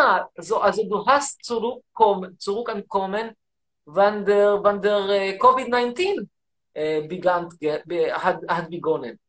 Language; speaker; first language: German; non-native, learner; Hebrew